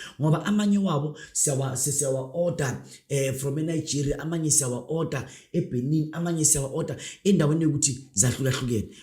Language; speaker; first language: Zulu; non-native, local second language; Northern Sotho